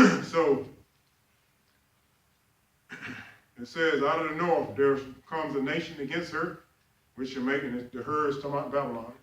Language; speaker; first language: English; native; English